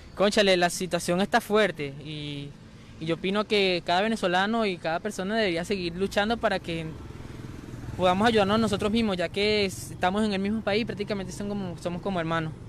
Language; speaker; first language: Spanish; native; Spanish